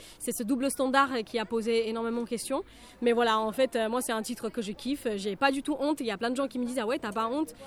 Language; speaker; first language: French; non-native, fluent; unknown